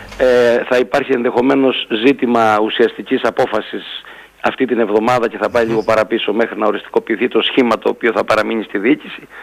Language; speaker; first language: Greek; native; Greek